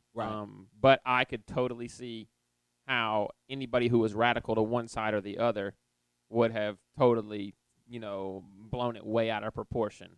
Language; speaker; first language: English; native; English